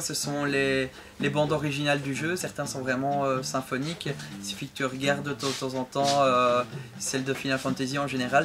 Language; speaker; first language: French; native; French